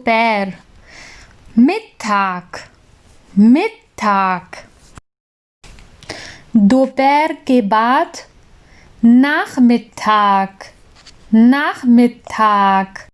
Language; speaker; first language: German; non-native, fluent; Urdu